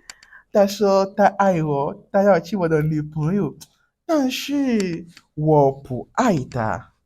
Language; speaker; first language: Chinese; non-native, learner; French